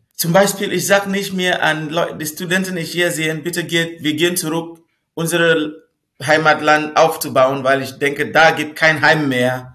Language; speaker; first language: German; non-native, fluent; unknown